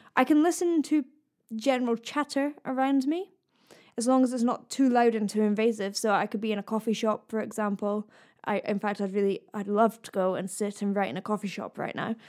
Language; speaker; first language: English; native; English